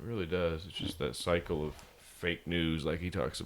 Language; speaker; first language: English; native; English